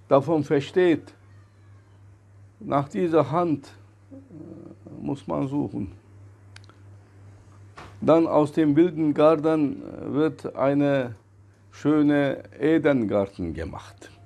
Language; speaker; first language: German; non-native, fluent; Turkish